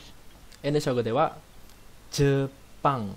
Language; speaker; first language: Japanese; non-native, learner; Indonesian